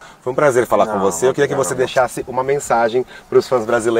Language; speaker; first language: Portuguese; native; Portuguese